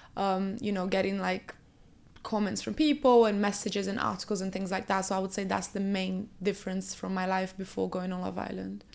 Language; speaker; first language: English; early bilingual, other home language; Portuguese